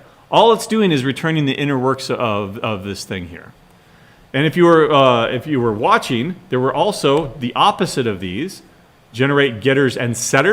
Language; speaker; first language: English; native; English